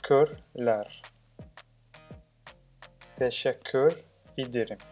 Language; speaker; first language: Turkish; non-native, learner; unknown